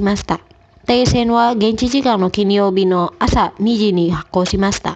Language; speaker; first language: Japanese; non-native, fluent; Indonesian